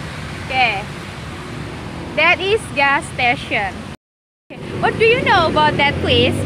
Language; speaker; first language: English; non-native, learner; Indonesian